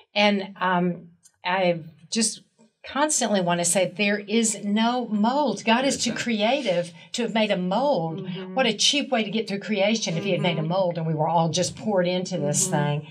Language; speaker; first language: English; native; English